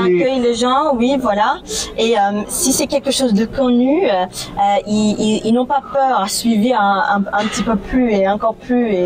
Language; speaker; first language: French; non-native, fluent; English